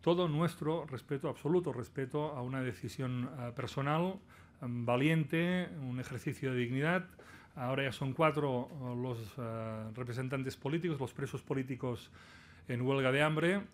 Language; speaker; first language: Spanish; non-native, local second language; Catalan